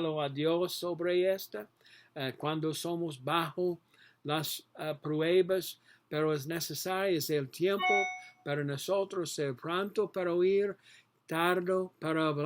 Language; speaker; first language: Spanish; non-native, learner; English